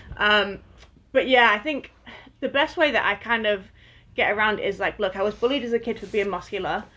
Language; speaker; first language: English; native; English